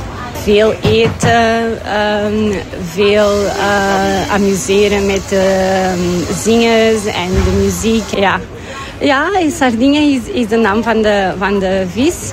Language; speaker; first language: Dutch; non-native, learner; Portuguese